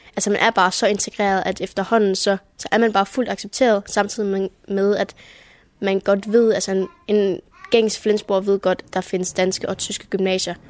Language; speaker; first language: Danish; early bilingual, heritage; Danish